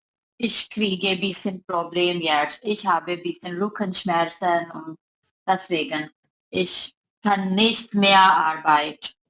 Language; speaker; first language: German; non-native, learner; Urdu